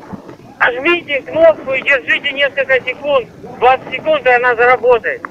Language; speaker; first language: Russian; native; Russian